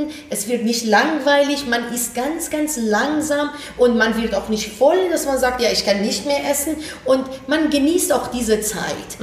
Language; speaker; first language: German; non-native, fluent; Persian